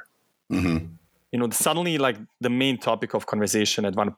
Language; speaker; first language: English; non-native, fluent; Bosnian